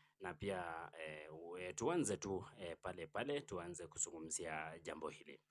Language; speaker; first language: Swahili; non-native, local second language; Kalenjin